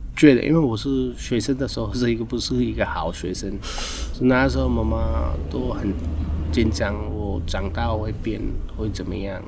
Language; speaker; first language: Chinese; non-native, fluent; Hindi